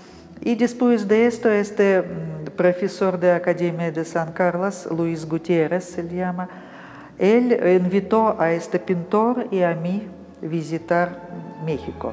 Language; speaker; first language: Spanish; non-native, fluent; Russian